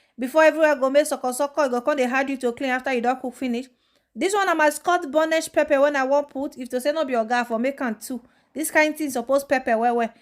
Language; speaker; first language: Nigerian Pidgin; non-native, local second language; Esan